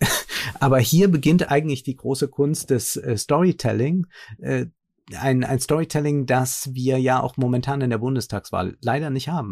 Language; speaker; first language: German; native; German